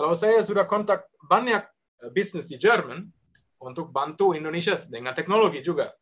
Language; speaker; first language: Indonesian; non-native, learner; German